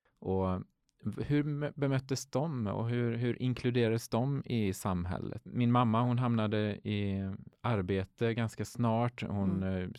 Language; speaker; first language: Swedish; early bilingual, other home language; Finnish